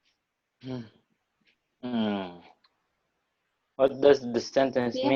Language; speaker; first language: English; non-native, learner; Portuguese